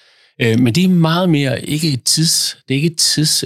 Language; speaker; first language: Danish; native; Danish